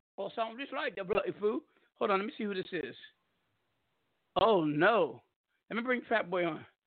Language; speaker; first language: English; native; English